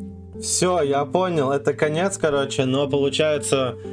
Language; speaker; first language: Russian; native; Russian